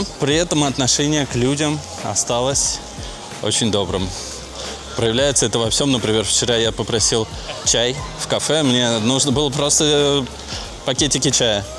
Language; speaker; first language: Russian; native; Russian